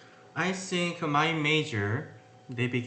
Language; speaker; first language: English; non-native, learner; Korean